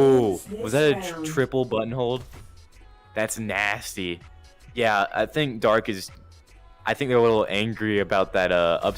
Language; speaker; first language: English; native; English